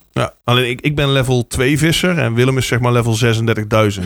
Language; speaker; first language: Dutch; native; Dutch